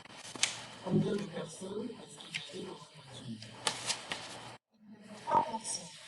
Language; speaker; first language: French; non-native, learner; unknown